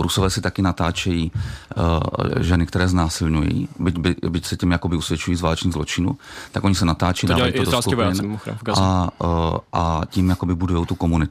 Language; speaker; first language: Czech; native; Czech